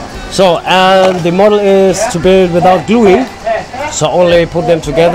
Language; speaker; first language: English; non-native, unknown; German